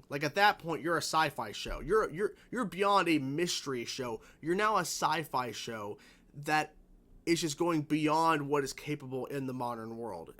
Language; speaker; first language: English; native; English